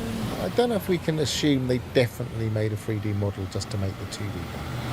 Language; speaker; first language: English; native; English